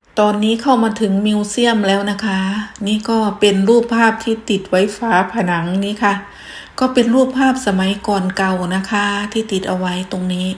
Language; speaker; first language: Thai; native; Thai